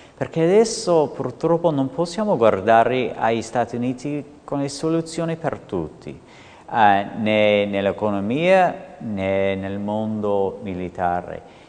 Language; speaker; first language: Italian; non-native, fluent; English